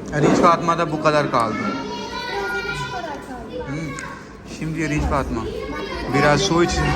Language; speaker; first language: Turkish; non-native, learner; Urdu